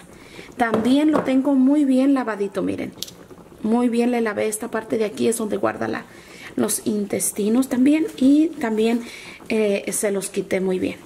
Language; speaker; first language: Spanish; native; Spanish